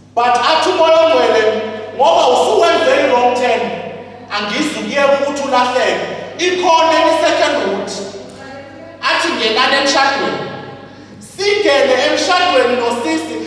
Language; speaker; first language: Zulu; native; Zulu